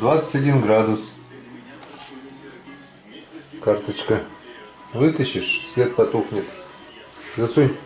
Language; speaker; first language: Russian; native; Russian